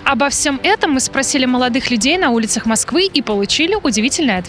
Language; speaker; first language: Russian; native; Russian